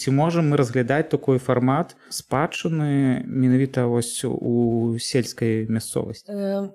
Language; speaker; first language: Belarusian; native; Belarusian